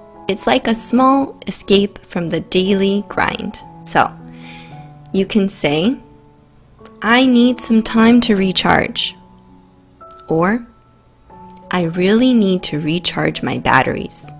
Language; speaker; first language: English; native; English